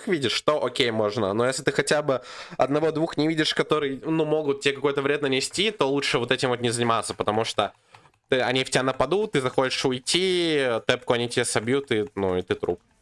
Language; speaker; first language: Russian; native; Russian